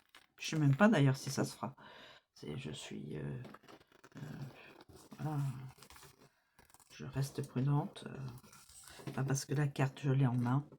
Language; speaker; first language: French; native; French